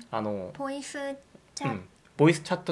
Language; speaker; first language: Japanese; non-native, fluent; Korean